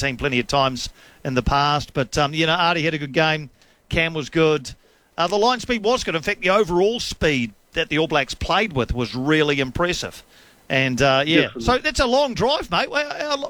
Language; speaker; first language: English; native; English